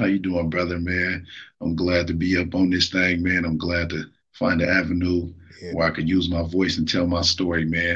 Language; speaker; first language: English; native; English